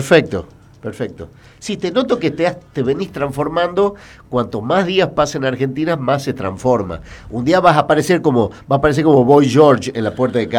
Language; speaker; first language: Spanish; native; Spanish